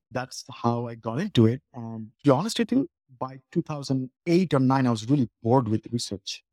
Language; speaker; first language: English; non-native, local second language; Bangla